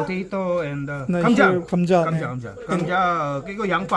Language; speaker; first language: Korean; non-native, learner; Filipino